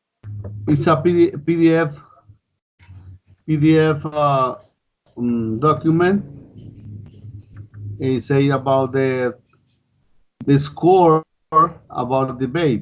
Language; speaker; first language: English; non-native, learner; Spanish